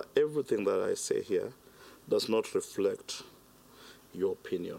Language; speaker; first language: English; non-native, local second language; Swahili